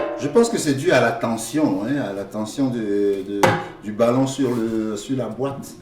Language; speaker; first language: French; non-native, local second language; Dyula